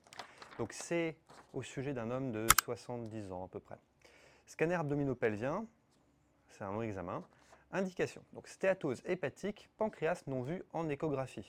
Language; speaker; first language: French; native; French